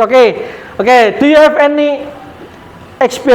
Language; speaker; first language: English; non-native, learner; Indonesian